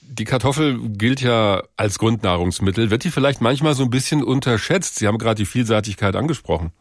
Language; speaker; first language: German; native; German